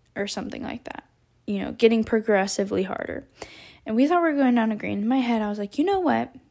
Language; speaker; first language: English; native; English